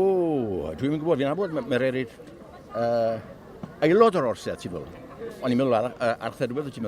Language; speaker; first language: Welsh; native; Welsh